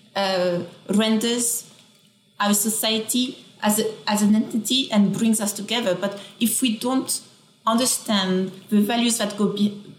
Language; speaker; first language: English; non-native, fluent; French